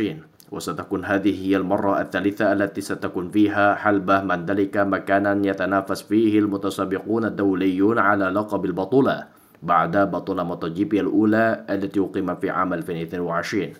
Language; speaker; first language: Arabic; non-native, fluent; Indonesian